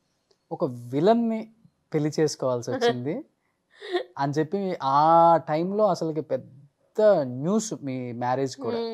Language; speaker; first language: Telugu; native; Telugu